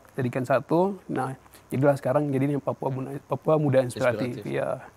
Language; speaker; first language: Indonesian; non-native, local second language; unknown